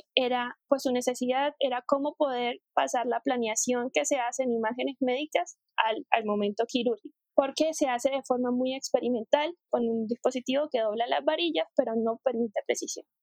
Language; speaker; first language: Spanish; native; Spanish